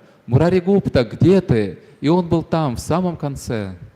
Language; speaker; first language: Russian; native; Russian